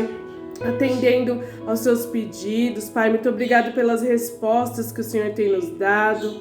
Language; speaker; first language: Portuguese; native; Portuguese